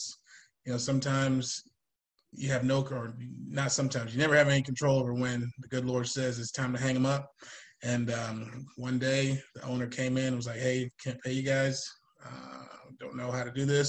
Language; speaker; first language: English; native; English